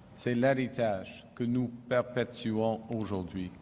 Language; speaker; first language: French; non-native, fluent; English